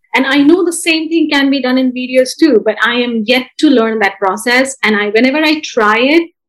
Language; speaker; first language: English; non-native, local second language; Bangla